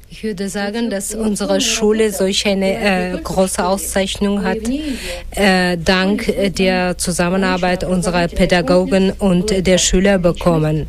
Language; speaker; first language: German; non-native, fluent; Russian